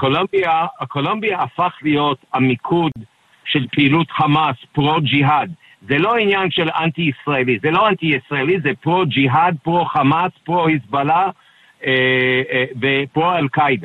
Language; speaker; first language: Hebrew; non-native, fluent; English